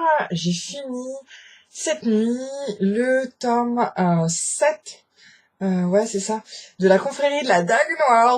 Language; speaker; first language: French; native; French